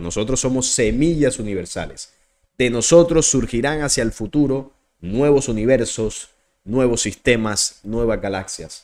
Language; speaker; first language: Spanish; native; Spanish